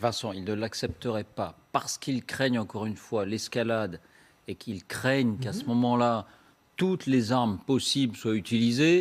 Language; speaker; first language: French; native; French